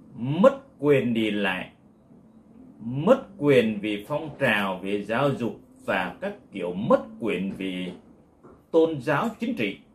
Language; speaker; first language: Vietnamese; non-native, local second language; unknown